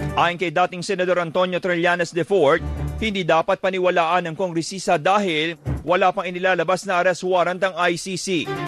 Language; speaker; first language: Filipino; native; Filipino